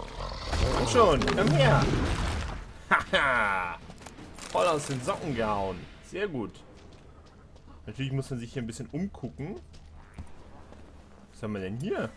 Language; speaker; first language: German; native; German